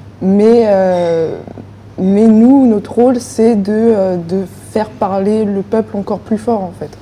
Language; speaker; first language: French; native; French